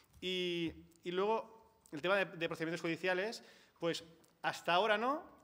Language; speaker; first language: Spanish; non-native, local second language; Catalan